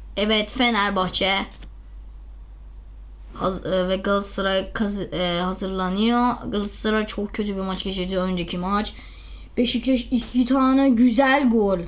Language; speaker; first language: Turkish; non-native, learner; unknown